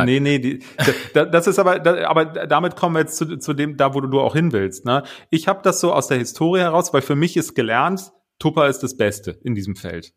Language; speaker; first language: German; native; German